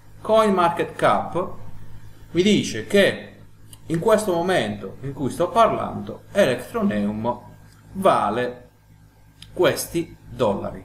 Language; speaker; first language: Italian; native; Italian